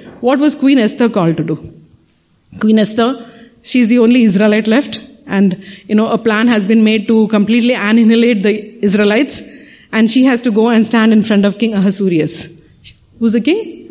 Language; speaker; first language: English; non-native, local second language; Tamil